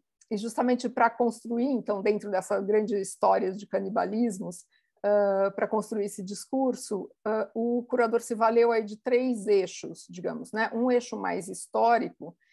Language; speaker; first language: Portuguese; native; Portuguese